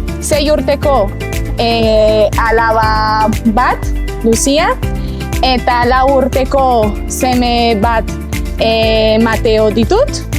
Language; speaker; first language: Basque; non-native, learner; Portuguese